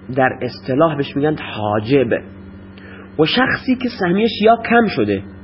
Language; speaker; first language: Persian; non-native, local second language; Baluchi